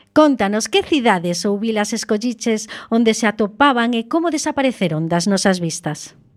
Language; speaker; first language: Galician; native; Galician